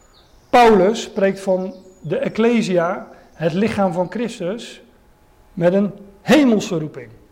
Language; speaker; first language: Dutch; native; Dutch